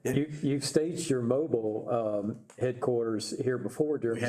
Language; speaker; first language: English; native; English